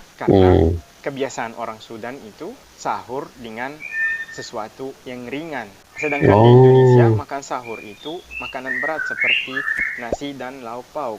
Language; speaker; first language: Indonesian; non-native, fluent; Arabic